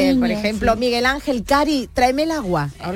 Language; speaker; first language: Spanish; native; Spanish